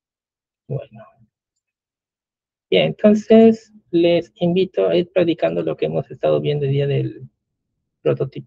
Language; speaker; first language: Spanish; native; Spanish